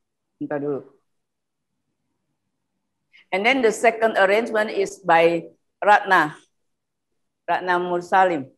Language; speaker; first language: English; non-native, fluent; Indonesian